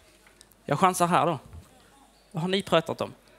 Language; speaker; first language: Swedish; native; Swedish